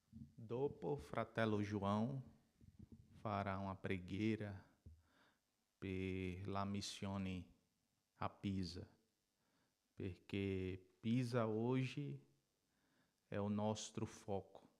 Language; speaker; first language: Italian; non-native, learner; Portuguese